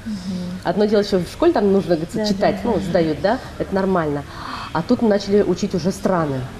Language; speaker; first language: Russian; native; Russian